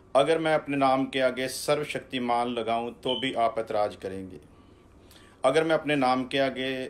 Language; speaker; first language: Hindi; non-native, local second language; Punjabi